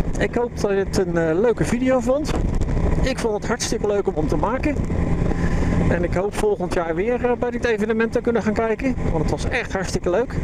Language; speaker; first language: Dutch; native; Dutch